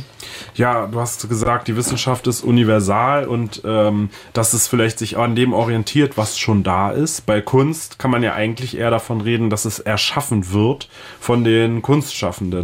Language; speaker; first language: German; native; German